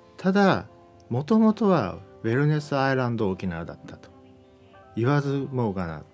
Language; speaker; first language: Japanese; native; Japanese